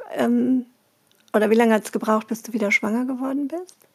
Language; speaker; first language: German; non-native, fluent; French